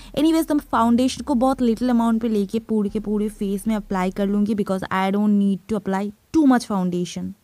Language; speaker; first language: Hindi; non-native, local second language; Bangla